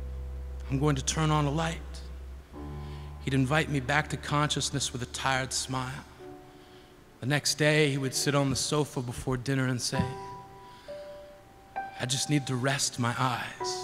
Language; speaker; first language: English; native; English